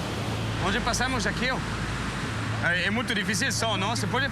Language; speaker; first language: Portuguese; non-native, learner; French